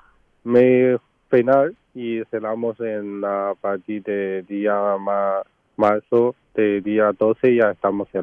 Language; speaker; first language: Spanish; non-native, learner; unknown